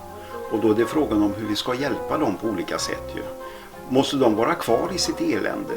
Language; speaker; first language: Swedish; native; Swedish